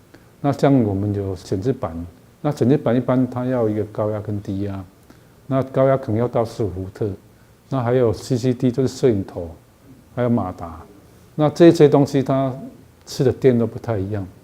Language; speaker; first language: Chinese; native; Chinese